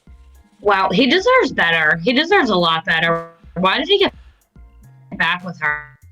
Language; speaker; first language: English; native; English